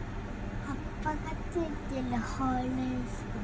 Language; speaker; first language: Japanese; early bilingual, other home language; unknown